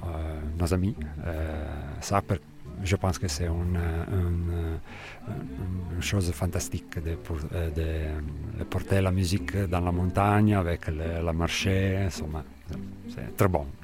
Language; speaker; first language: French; non-native, learner; Italian